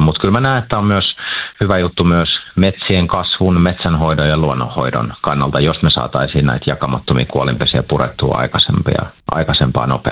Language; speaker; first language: Finnish; native; Finnish